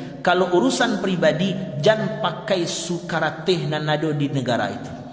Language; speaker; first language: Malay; non-native, local second language; Minangkabau